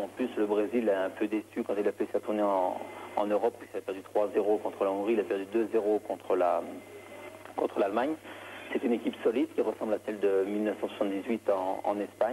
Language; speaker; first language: French; native; French